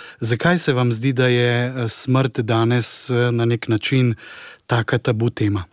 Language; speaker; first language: Slovenian; native; Slovenian